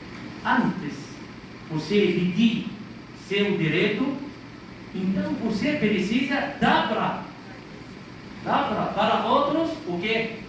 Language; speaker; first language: Portuguese; non-native, learner; Arabic